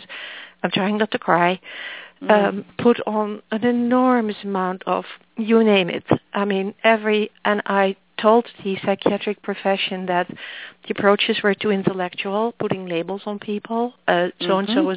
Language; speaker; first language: English; non-native, fluent; Dutch